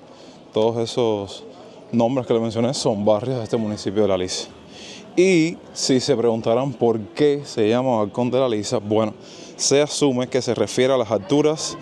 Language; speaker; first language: Spanish; native; Spanish